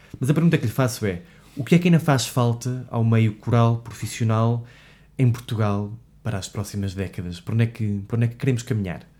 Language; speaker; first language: Portuguese; native; Portuguese